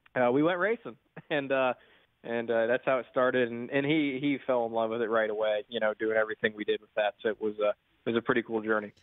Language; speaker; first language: English; native; English